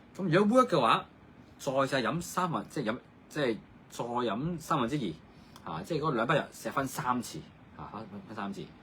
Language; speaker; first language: Cantonese; native; Cantonese